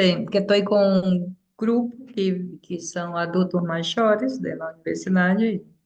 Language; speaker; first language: Portuguese; non-native, fluent; Spanish